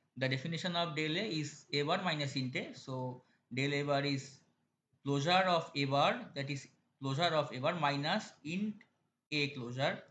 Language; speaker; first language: English; non-native, local second language; Bangla